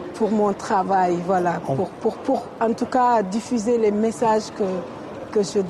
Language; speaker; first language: French; non-native, local second language; Wolof